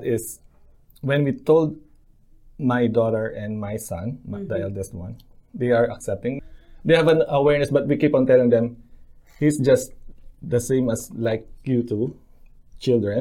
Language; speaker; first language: English; non-native, local second language; Filipino